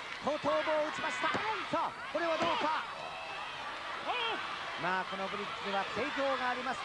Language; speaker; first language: Japanese; native; Japanese